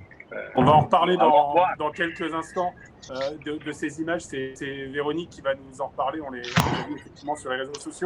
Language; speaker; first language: French; native; French